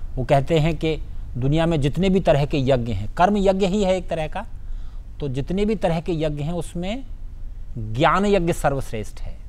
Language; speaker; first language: Hindi; native; Hindi